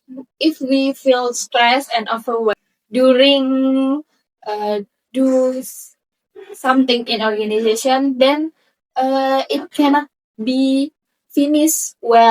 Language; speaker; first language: English; non-native, learner; Indonesian